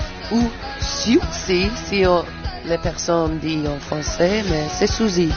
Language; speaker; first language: French; non-native, learner; English